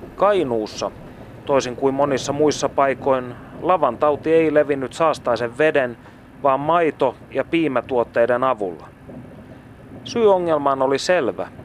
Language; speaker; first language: Finnish; native; Finnish